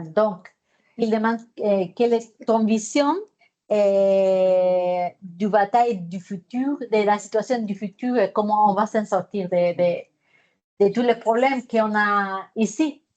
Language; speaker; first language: French; non-native, fluent; Spanish